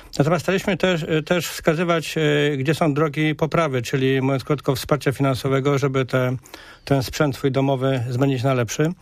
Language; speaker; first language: Polish; native; Polish